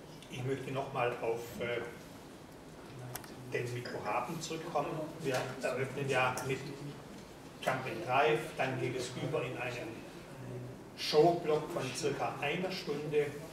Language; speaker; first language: German; native; German